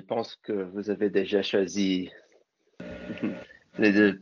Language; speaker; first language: French; non-native, learner; English